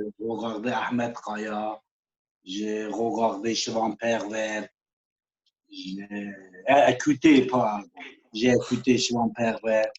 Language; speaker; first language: French; non-native, learner; Kurdish